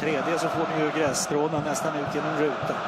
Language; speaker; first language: Swedish; native; Swedish